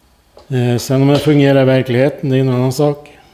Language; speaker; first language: Swedish; native; Swedish